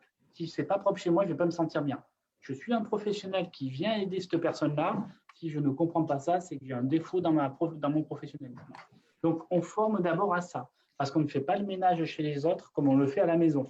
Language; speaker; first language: French; native; French